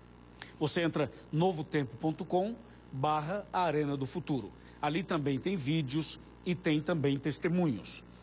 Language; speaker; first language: Portuguese; native; Portuguese